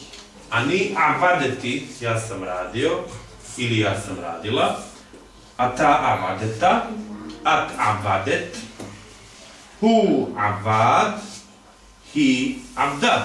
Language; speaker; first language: Hebrew; non-native, fluent; Serbian